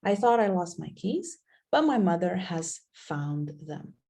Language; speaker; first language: English; non-native, fluent; Slovenian